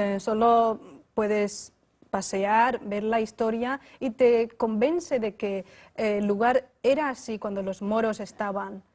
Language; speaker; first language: Spanish; non-native, fluent; Chinese